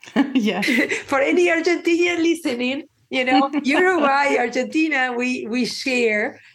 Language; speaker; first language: English; early bilingual, other home language; Spanish